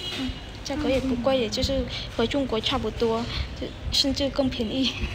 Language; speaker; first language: Chinese; non-native, fluent; Vietnamese